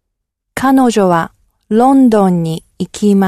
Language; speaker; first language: Japanese; non-native, learner; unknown